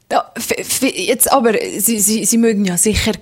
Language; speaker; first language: German; native; German